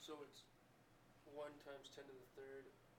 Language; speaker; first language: English; native; English